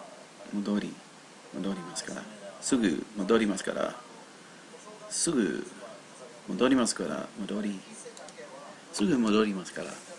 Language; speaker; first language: Japanese; non-native, learner; English